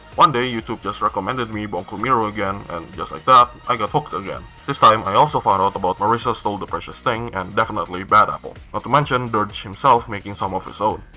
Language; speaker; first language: English; non-native, fluent; Malay